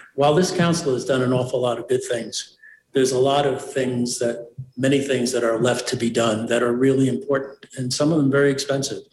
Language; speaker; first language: English; native; English